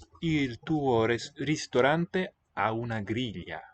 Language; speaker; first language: Italian; non-native, learner; English